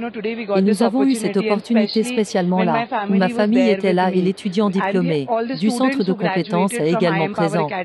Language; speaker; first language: French; non-native, learner; Tibetan